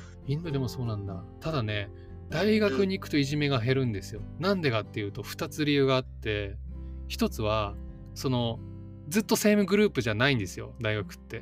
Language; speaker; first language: Japanese; native; Japanese